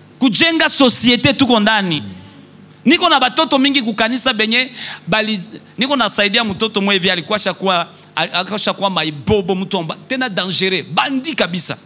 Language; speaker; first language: Swahili; native; Swahili